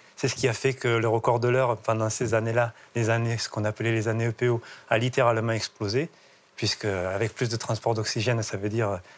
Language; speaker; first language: French; native; French